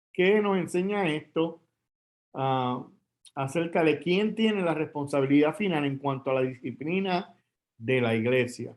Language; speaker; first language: Spanish; native; Spanish